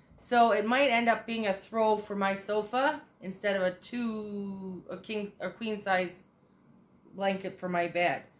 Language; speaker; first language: English; native; English